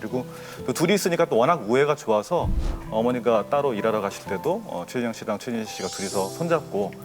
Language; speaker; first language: Korean; native; Korean